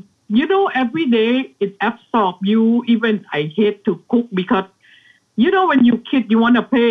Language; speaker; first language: English; non-native, learner; Thai